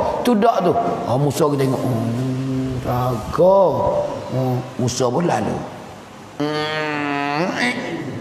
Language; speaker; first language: Malay; native; Malay